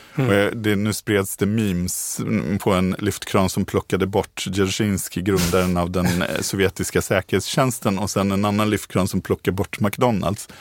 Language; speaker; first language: Swedish; native; Swedish